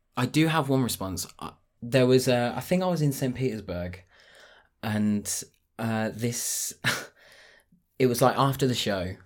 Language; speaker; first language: English; native; English